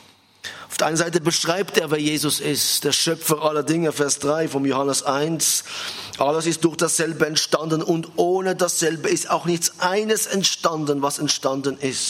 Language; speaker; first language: German; non-native, fluent; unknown